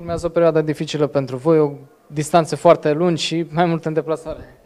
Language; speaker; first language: Romanian; native; Romanian